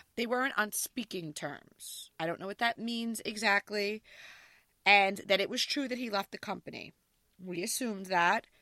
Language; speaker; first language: English; native; English